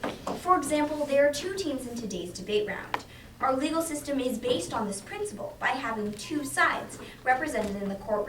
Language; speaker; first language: English; native; English